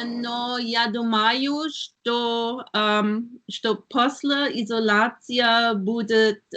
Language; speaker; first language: Russian; non-native, learner; German